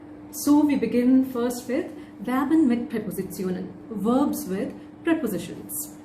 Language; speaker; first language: German; non-native, fluent; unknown